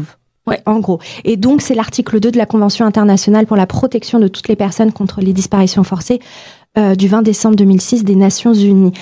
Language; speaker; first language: French; native; French